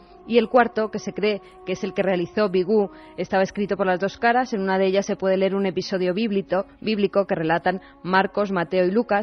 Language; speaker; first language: Spanish; native; Spanish